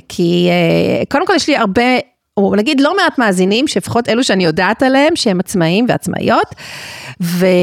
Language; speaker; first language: Hebrew; native; Hebrew